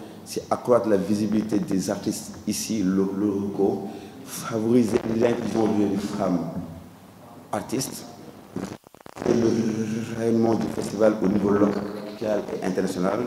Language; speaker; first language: French; non-native, local second language; Wolof